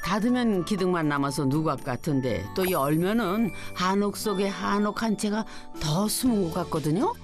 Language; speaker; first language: Korean; native; Korean